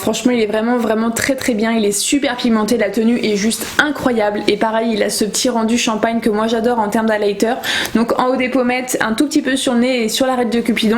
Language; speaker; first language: French; native; French